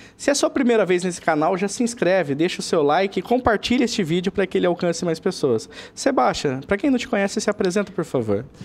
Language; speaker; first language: Portuguese; native; Portuguese